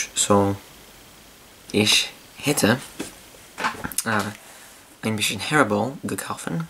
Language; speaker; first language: German; non-native, learner; English